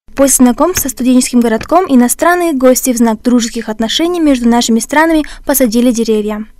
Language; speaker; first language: Russian; non-native, local second language; Kazakh